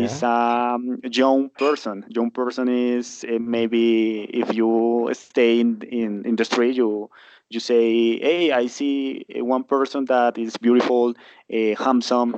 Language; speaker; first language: English; non-native, learner; Spanish